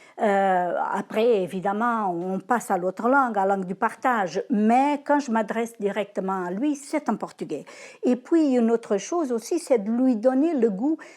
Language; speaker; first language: French; non-native, fluent; Portuguese